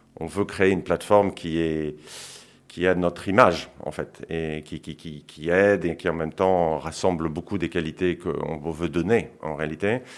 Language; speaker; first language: French; early bilingual, other home language; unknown